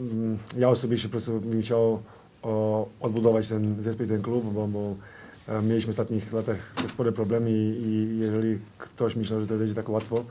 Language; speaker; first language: Polish; non-native, fluent; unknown